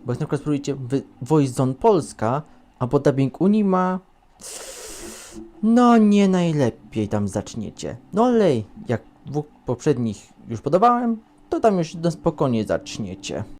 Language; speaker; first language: Polish; native; Polish